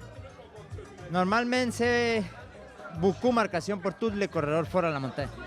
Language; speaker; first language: French; non-native, learner; Spanish